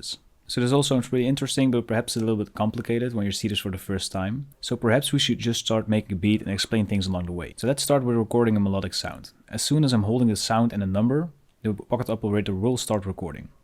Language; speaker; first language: English; non-native, fluent; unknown